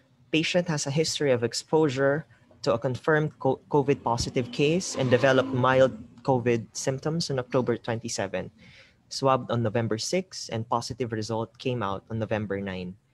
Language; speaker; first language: English; non-native, local second language; Filipino